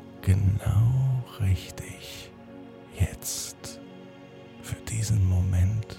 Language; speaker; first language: German; native; German